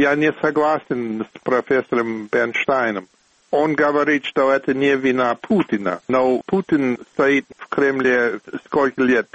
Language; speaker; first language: Russian; non-native, fluent; English